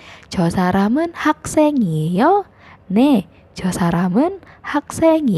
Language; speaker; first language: Korean; non-native, fluent; Indonesian